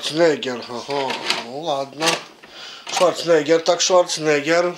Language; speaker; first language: Russian; native; Russian